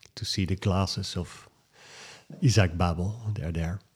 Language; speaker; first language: English; non-native, fluent; Dutch